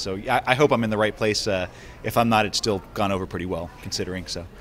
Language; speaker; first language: English; native; English